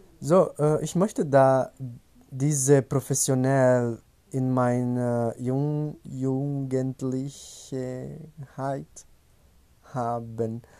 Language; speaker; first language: German; non-native, learner; Portuguese